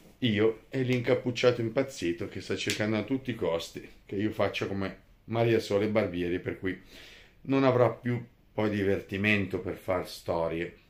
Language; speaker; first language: Italian; native; Italian